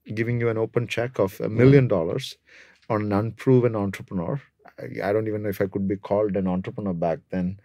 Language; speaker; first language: English; non-native, local second language; Malayalam